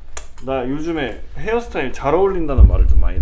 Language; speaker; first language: Korean; native; Korean